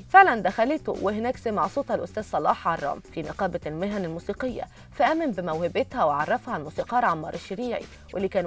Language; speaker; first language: Arabic; native; Arabic